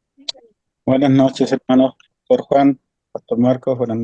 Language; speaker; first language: Spanish; native; Spanish